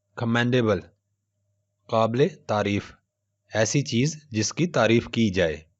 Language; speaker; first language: Urdu; non-native, local second language; Punjabi